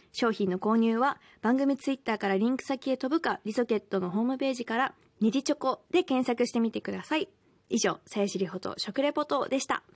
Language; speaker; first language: Japanese; native; Japanese